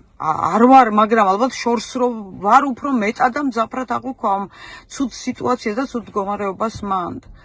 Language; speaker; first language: Georgian; native; Georgian